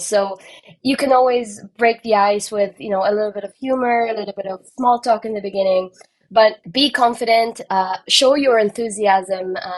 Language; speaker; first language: English; non-native, fluent; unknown